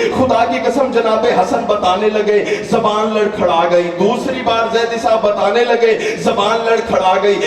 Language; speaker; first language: Urdu; non-native, local second language; Saraiki